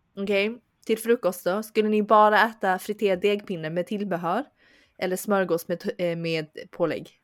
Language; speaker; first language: Swedish; early bilingual, other home language; Chinese